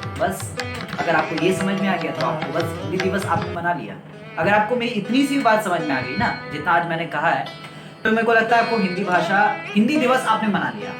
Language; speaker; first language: Hindi; native; Hindi